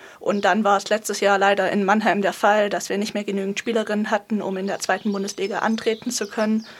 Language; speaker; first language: German; native; German